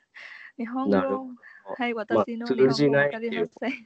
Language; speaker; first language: Japanese; non-native, learner; Vietnamese